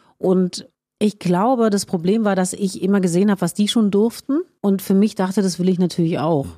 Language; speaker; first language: German; native; German